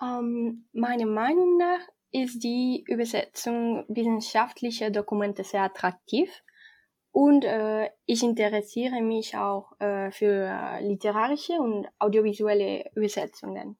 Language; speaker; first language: German; non-native, fluent; Spanish